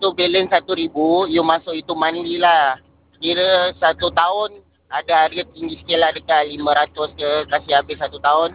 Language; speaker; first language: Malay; non-native, local second language; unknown